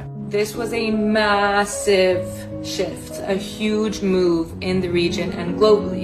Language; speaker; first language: English; native; English